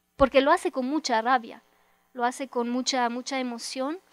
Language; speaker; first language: Spanish; non-native, fluent; Romanian